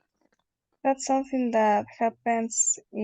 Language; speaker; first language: English; non-native, learner; Spanish